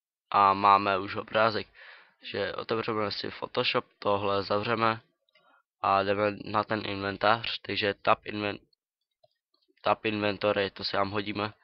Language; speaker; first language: Czech; native; Czech